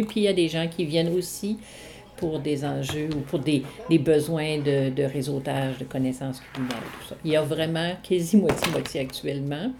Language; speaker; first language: French; native; French